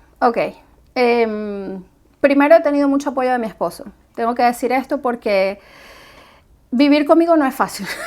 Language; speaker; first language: Spanish; native; Spanish